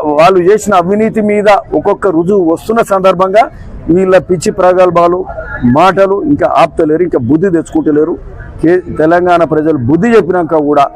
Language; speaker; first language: Telugu; native; Telugu